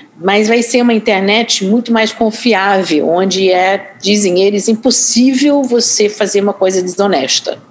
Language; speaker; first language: Portuguese; non-native, fluent; English